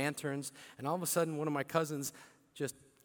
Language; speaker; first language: English; early bilingual, other home language; Bikol